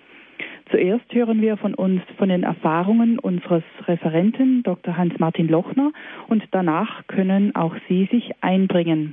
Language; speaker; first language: German; native; German